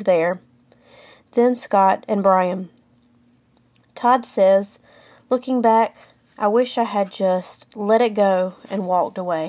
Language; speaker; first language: English; native; English